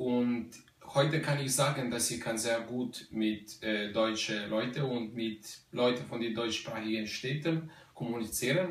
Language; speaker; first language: German; non-native, fluent; Slovenian